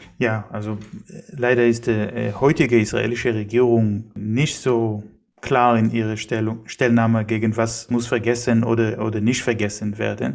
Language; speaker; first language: German; non-native, fluent; Hebrew